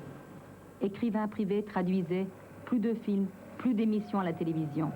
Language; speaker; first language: French; native; French